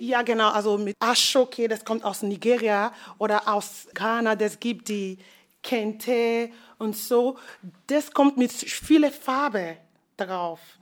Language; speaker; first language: German; non-native, fluent; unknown